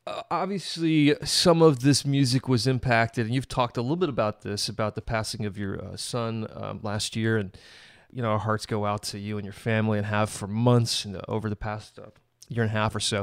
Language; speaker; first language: English; native; English